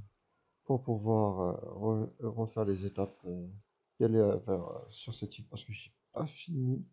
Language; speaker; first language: French; native; French